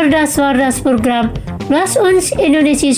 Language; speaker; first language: German; non-native, fluent; Indonesian